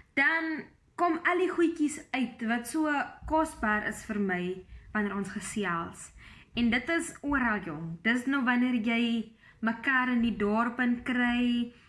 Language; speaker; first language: Afrikaans; native; Afrikaans